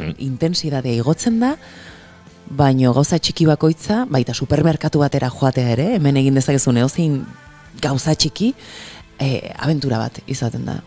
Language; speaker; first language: Basque; native; Basque